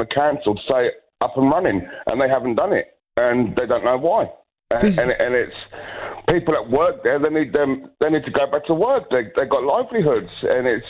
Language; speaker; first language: English; native; English